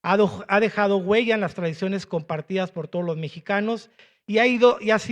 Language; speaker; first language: Spanish; native; Spanish